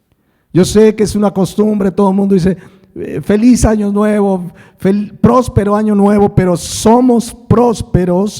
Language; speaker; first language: Spanish; native; Spanish